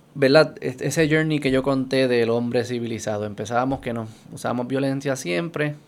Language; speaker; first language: Spanish; native; Spanish